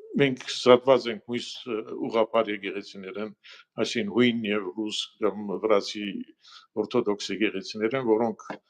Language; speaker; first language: Armenian; early bilingual, heritage; Armenian